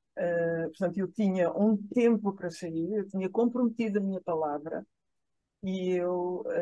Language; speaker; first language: Portuguese; native; Portuguese